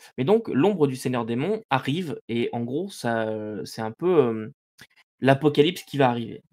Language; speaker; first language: French; native; French